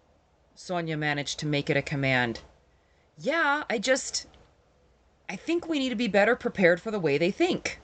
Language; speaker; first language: English; native; English